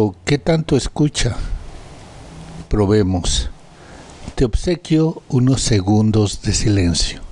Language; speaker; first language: Spanish; native; Spanish